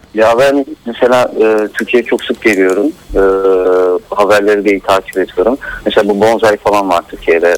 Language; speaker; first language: Turkish; native; Turkish